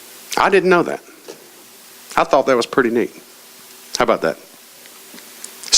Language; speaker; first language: English; native; English